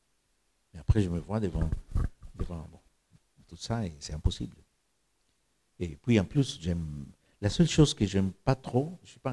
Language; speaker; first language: French; non-native, fluent; Spanish